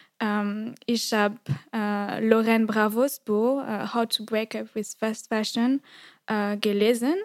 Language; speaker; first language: German; non-native, fluent; French